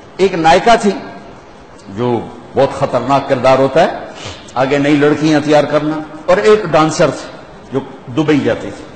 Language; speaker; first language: Urdu; non-native, local second language; Punjabi